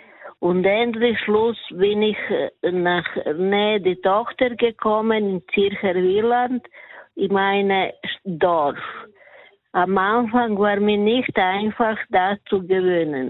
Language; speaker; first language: German; non-native, learner; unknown